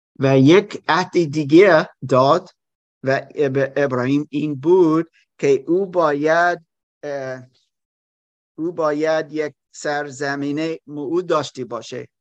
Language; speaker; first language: Persian; non-native, learner; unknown